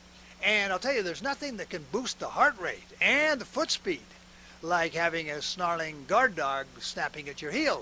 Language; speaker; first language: English; native; English